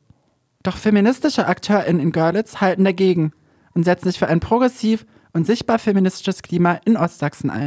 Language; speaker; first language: German; native; German